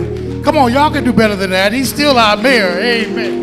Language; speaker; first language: English; native; English